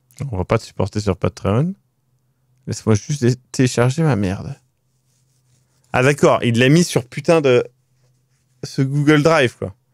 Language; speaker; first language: French; native; French